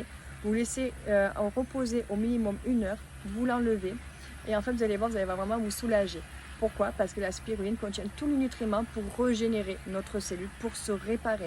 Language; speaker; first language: French; native; French